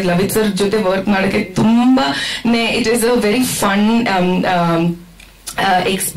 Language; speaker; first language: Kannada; non-native, fluent; Malayalam